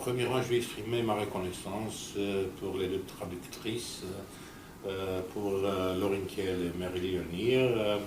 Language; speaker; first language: French; non-native, fluent; Romanian